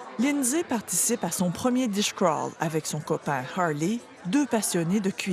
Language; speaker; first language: French; native; French